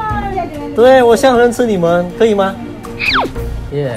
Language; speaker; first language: Chinese; non-native, fluent; Indonesian